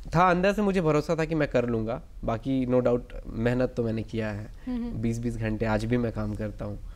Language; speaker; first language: Hindi; native; Hindi